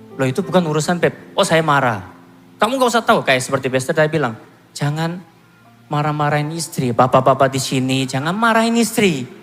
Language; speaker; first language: Indonesian; non-native, fluent; Korean